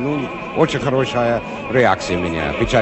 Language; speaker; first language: Russian; non-native, fluent; English